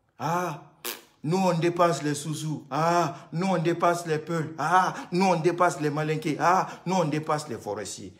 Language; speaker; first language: French; non-native, local second language; Susu